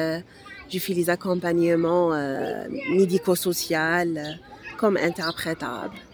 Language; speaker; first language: French; non-native, local second language; Arabic